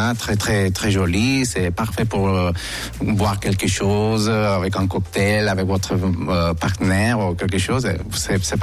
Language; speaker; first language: French; non-native, learner; Spanish